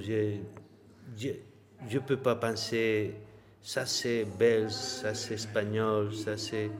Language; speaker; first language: French; non-native, learner; Spanish